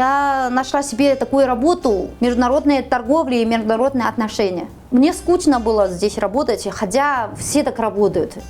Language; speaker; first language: Russian; non-native, fluent; Chinese